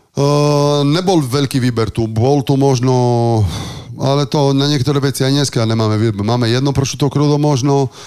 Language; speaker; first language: Slovak; non-native, fluent; Italian